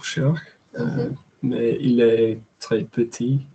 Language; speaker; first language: French; non-native, learner; English